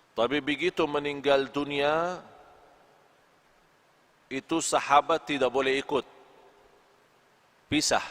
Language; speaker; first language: Indonesian; non-native, fluent; Arabic